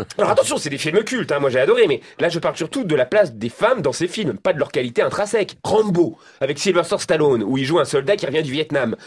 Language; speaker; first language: French; native; French